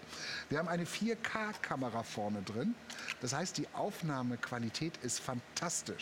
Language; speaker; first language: German; native; German